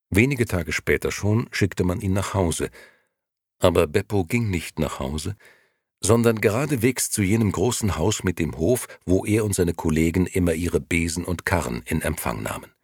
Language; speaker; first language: German; native; German